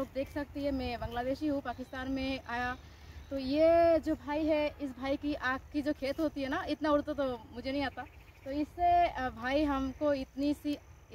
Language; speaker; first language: Hindi; non-native, learner; Bangla